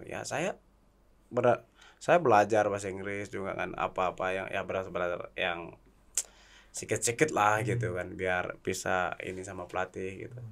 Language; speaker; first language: Indonesian; native; Indonesian